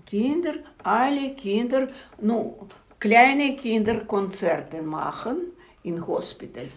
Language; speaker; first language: German; non-native, learner; Russian